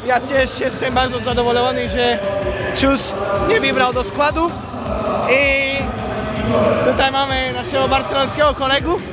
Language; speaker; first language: Polish; non-native, fluent; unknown